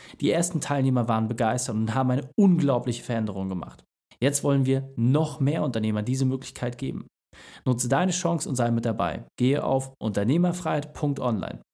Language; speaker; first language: German; native; German